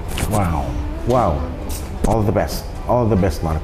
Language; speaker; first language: English; non-native, fluent; Indonesian